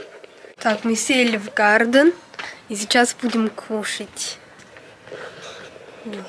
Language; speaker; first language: Russian; early bilingual, heritage; Russian